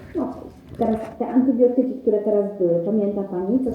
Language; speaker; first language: Polish; native; Polish